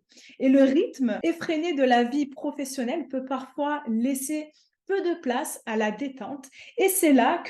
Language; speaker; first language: French; native; French